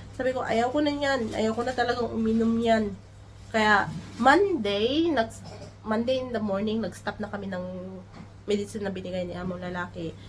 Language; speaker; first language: Filipino; non-native, local second language; Cebuano